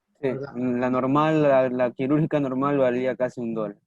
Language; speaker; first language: Spanish; native; Spanish